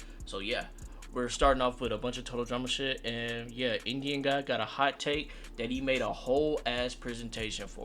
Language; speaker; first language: English; native; English